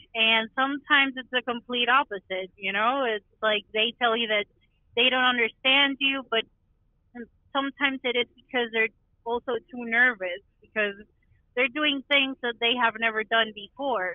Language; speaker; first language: English; non-native, local second language; Spanish